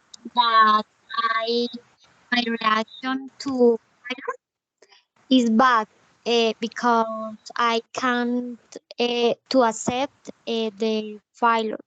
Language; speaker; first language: English; non-native, learner; Spanish